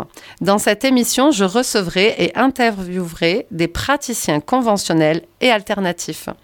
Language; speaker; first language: French; native; French